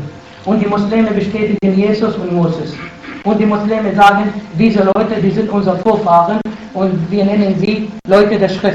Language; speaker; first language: German; non-native, fluent; Arabic